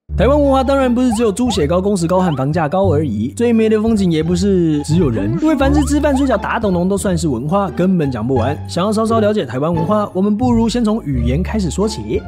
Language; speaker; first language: Chinese; native; Chinese